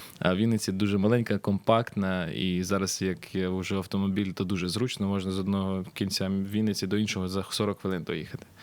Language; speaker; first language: Ukrainian; non-native, local second language; Russian